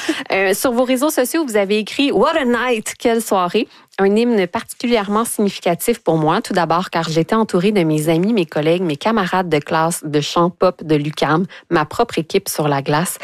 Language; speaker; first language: French; native; French